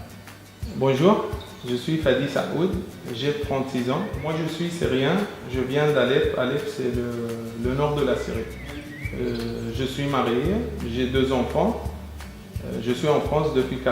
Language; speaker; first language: French; non-native, fluent; Arabic